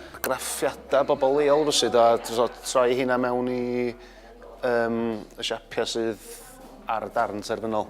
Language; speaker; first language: Welsh; native; Welsh